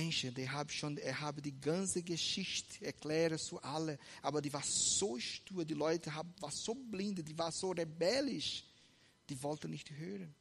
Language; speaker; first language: German; non-native, fluent; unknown